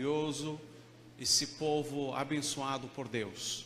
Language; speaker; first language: Portuguese; non-native, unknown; Arabic